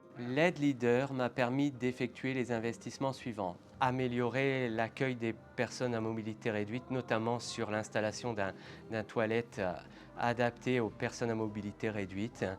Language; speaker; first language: French; native; French